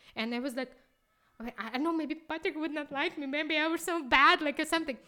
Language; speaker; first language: English; non-native, fluent; Ukrainian